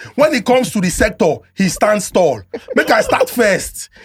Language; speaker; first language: Nigerian Pidgin; native; Nigerian Pidgin